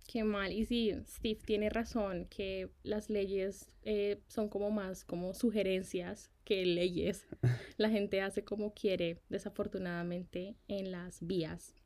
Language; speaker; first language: Spanish; native; Spanish